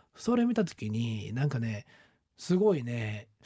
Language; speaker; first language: Japanese; native; Japanese